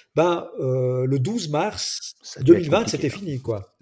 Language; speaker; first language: French; native; French